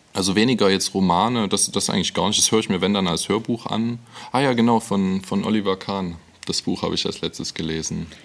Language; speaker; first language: German; native; German